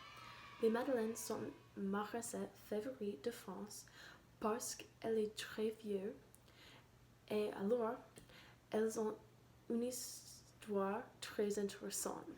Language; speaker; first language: French; non-native, learner; English